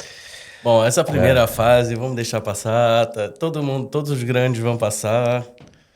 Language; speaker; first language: Portuguese; native; Portuguese